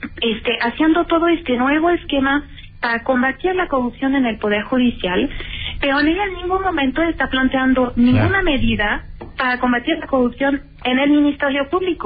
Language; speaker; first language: Spanish; native; Spanish